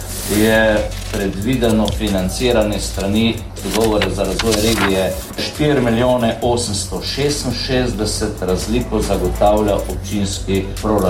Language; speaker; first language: Slovenian; native; Slovenian